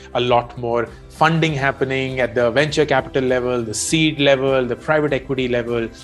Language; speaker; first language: English; non-native, local second language; Hindi